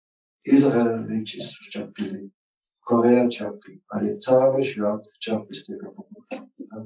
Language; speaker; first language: Polish; non-native, learner; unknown